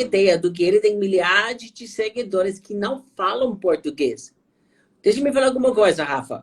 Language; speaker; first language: Portuguese; non-native, fluent; German